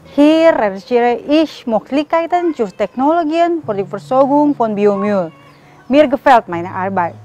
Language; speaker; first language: German; non-native, fluent; Indonesian